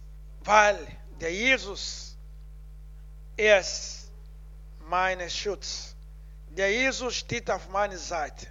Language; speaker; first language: German; non-native, learner; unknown